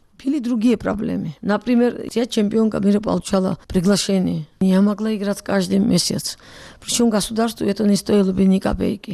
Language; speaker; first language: Russian; non-native, local second language; Georgian